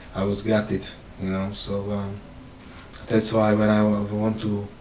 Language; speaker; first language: English; non-native, fluent; Slovak